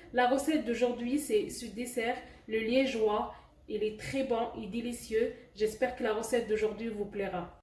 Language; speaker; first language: French; non-native, local second language; Arabic